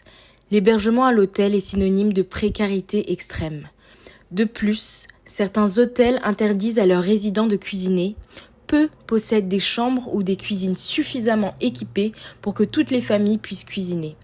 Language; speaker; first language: French; native; French